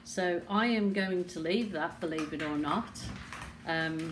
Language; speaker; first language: English; native; English